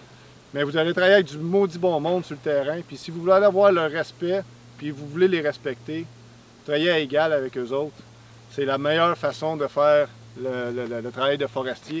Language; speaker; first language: French; native; French